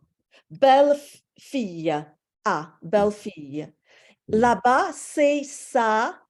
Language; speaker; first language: French; non-native, fluent; English